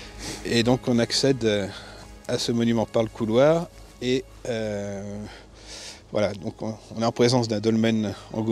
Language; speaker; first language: French; native; French